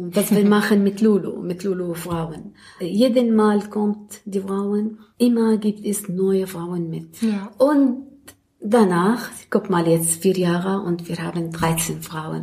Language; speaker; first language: German; non-native, learner; Arabic